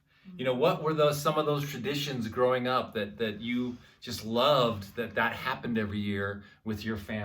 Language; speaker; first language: English; native; English